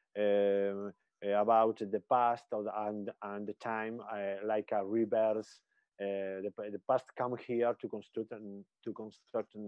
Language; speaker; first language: English; non-native, learner; Spanish